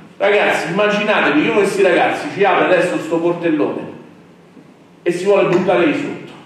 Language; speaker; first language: Italian; native; Italian